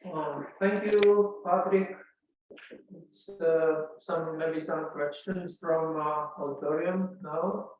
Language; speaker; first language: English; non-native, learner; Latvian